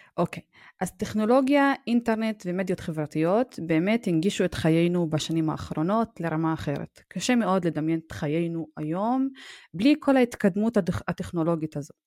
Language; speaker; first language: Hebrew; non-native, local second language; Arabic